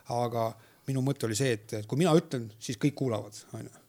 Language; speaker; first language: Estonian; native; Estonian